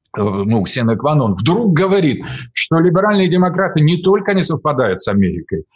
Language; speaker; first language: Russian; native; Russian